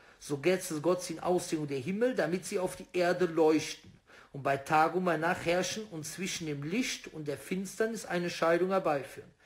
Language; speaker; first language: German; native; German